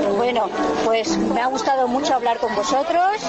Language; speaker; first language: Spanish; native; Spanish